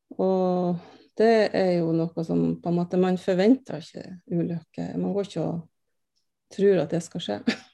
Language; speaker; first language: Norwegian; native; Norwegian